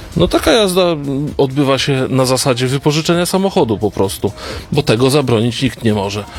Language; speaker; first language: Polish; native; Polish